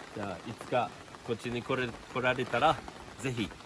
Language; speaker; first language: Japanese; non-native, fluent; English